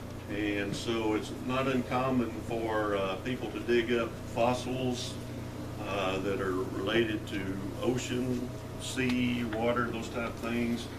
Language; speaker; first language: English; native; English